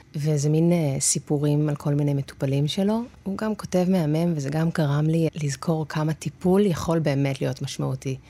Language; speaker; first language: Hebrew; native; Hebrew